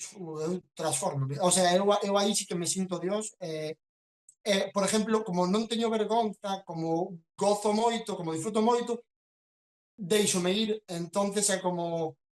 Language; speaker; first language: Galician; non-native, local second language; Spanish